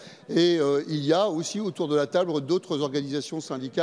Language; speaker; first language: French; native; French